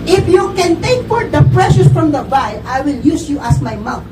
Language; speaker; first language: English; non-native, local second language; Filipino